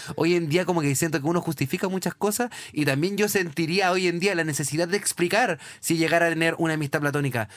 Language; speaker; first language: Spanish; native; Spanish